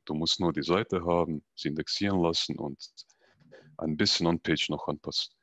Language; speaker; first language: German; native; German